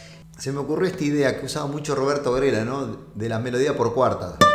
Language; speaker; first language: Spanish; native; Spanish